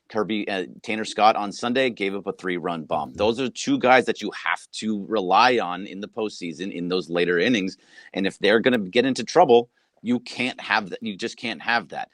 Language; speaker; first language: English; native; English